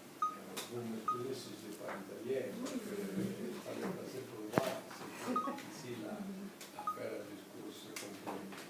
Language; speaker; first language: French; non-native, learner; Italian